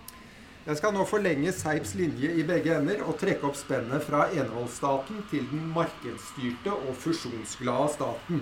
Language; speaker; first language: Norwegian; native; Norwegian